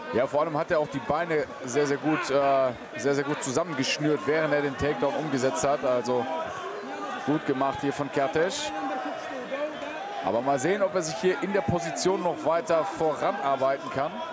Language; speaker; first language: German; native; German